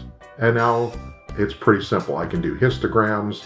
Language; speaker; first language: English; native; English